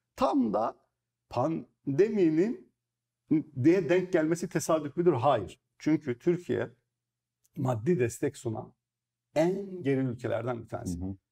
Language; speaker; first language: Turkish; native; Turkish